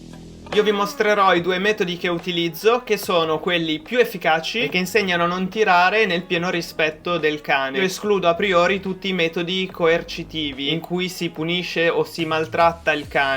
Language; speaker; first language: Italian; native; Italian